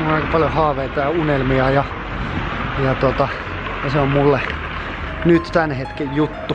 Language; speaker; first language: Finnish; native; Finnish